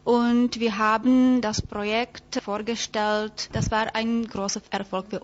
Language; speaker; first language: German; non-native, fluent; Czech